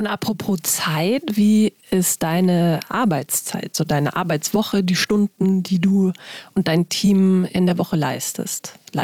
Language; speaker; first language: German; native; German